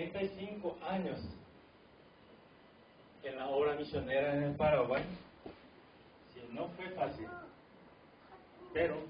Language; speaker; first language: Spanish; non-native, fluent; Korean